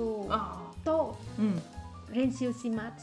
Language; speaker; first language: Japanese; non-native, learner; Vietnamese